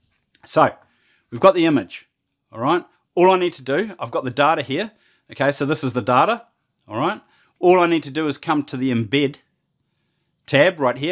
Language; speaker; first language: English; native; English